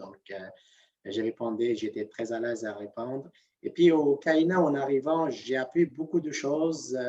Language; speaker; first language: French; non-native, local second language; Arabic